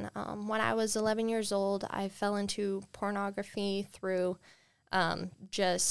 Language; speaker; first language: English; native; English